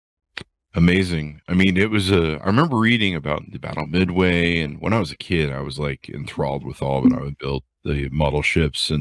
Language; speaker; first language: English; native; English